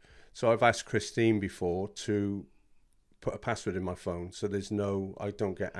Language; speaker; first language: English; native; English